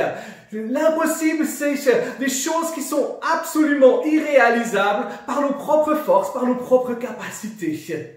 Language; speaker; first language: French; native; French